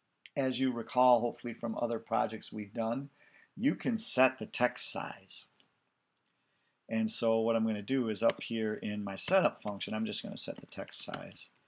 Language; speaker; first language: English; native; English